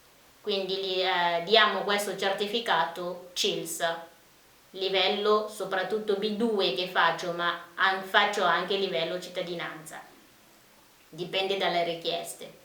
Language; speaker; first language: Italian; non-native, fluent; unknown